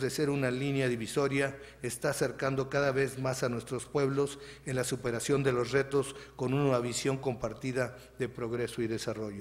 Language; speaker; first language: Spanish; native; Spanish